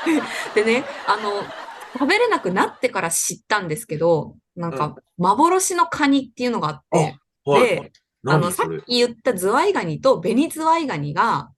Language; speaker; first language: Japanese; native; Japanese